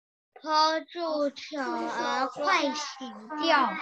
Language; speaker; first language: Chinese; early bilingual, heritage; Chinese